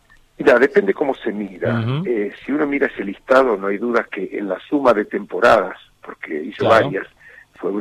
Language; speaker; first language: Spanish; native; Spanish